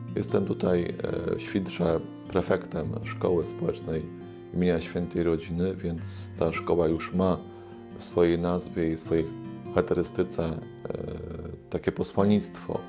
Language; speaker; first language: Polish; native; Polish